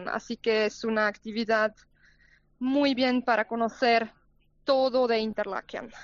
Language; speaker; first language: Spanish; non-native, fluent; German